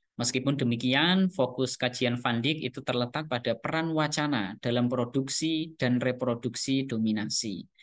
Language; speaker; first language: Indonesian; non-native, local second language; Javanese